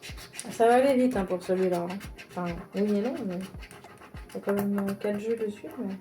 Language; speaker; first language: French; native; French